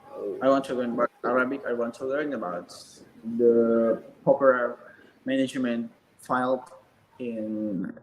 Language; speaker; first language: English; non-native, learner; Indonesian